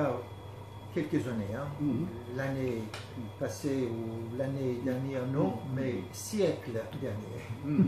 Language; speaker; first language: French; non-native, fluent; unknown